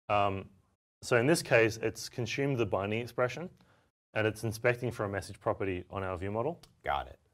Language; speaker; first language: English; native; English